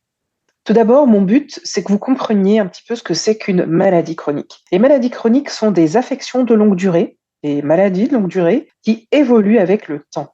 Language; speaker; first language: French; native; French